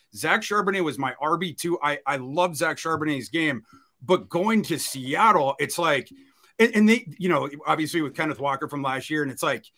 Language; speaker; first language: English; native; English